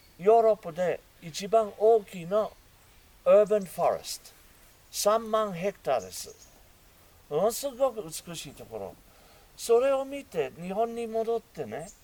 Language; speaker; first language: Japanese; non-native, fluent; English